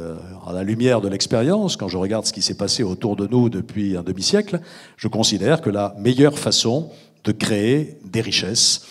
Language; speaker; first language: French; native; French